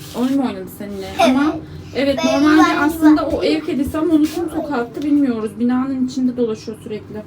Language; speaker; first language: Turkish; native; Turkish